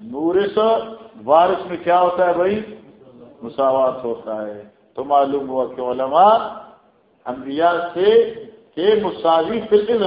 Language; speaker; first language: Urdu; non-native, local second language; Northern Hindko